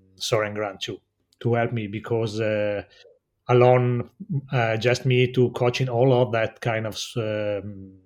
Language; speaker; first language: English; non-native, learner; Italian